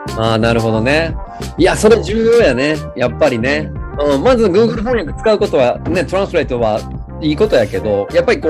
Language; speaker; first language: Japanese; native; Japanese